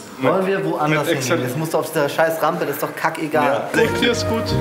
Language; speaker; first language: German; native; German